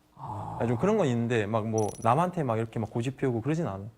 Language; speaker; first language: Korean; native; Korean